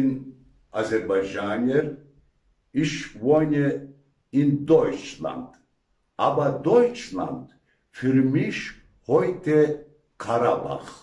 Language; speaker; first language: German; non-native, learner; Azerbaijani